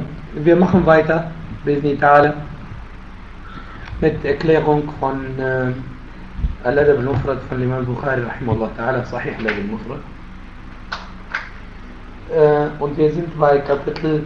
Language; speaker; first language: German; non-native, fluent; Arabic